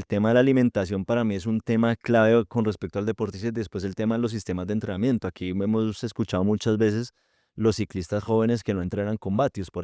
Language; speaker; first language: Spanish; native; Spanish